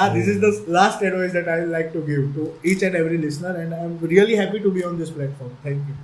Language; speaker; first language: English; non-native, local second language; Gujarati